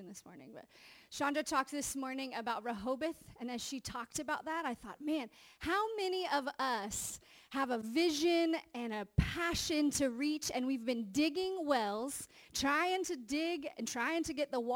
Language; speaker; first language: English; native; English